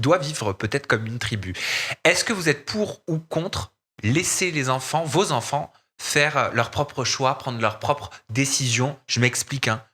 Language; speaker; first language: French; native; French